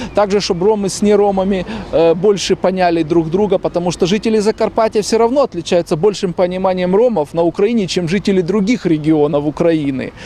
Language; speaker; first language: Russian; native; Russian